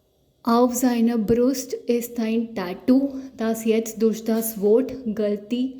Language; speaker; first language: German; non-native, learner; Hindi